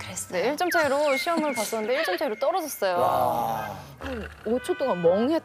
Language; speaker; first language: Korean; native; Korean